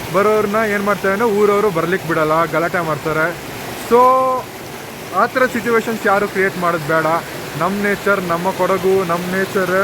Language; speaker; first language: Kannada; non-native, local second language; Kodava